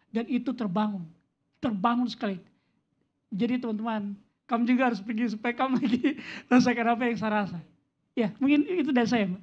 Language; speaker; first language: Indonesian; native; Indonesian